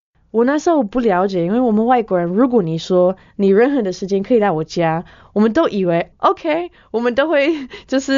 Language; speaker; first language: Chinese; non-native, fluent; English